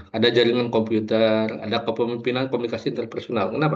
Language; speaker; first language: Indonesian; native; Indonesian